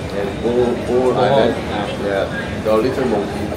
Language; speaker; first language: English; non-native, learner; Korean